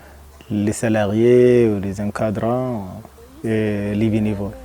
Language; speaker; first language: French; non-native, fluent; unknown